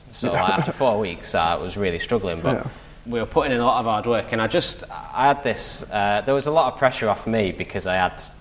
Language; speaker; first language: English; native; English